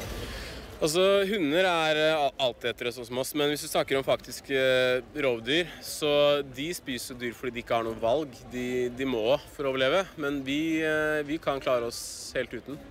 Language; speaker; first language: Norwegian; native; Norwegian